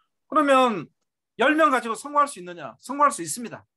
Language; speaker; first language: Korean; native; Korean